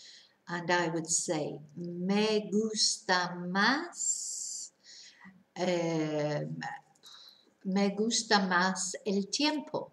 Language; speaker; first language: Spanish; non-native, fluent; English